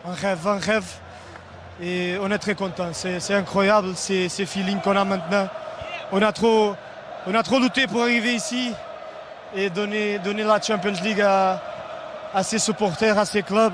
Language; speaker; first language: French; non-native, fluent; Portuguese